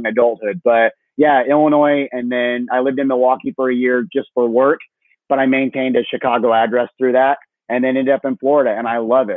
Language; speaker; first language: English; native; English